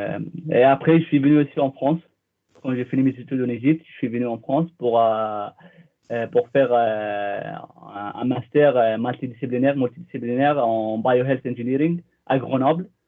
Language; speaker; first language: French; non-native, fluent; Arabic